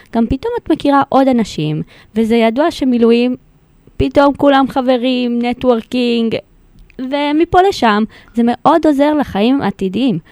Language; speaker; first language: Hebrew; non-native, fluent; Spanish